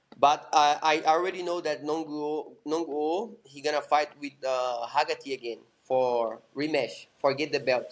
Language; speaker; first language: English; non-native, learner; Portuguese